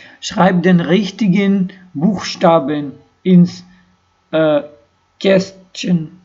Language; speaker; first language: German; non-native, fluent; Ukrainian